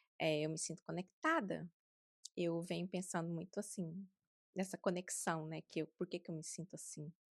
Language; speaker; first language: Portuguese; native; Portuguese